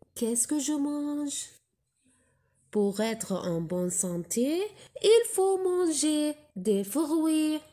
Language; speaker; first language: French; non-native, local second language; Arabic